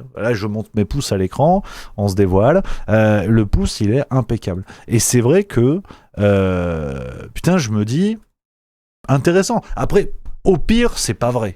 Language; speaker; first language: French; native; French